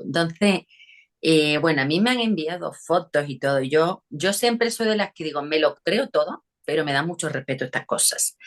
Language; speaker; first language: Spanish; native; Spanish